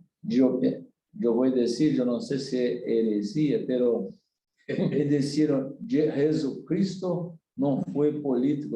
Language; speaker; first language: Spanish; non-native, learner; Portuguese